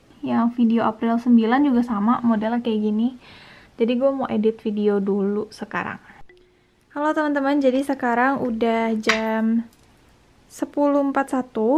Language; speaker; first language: Indonesian; native; Indonesian